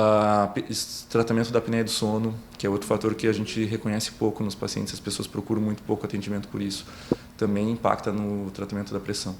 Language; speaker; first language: Portuguese; native; Portuguese